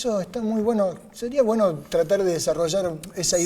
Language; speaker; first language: Spanish; native; Spanish